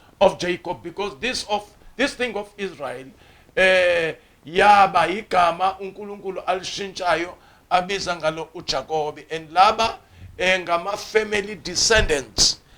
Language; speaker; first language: Zulu; non-native, local second language; Xhosa